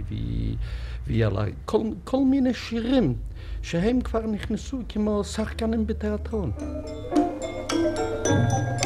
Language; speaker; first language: Hebrew; non-native, fluent; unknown